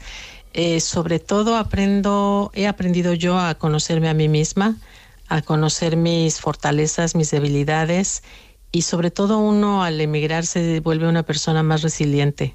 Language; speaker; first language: Spanish; native; Spanish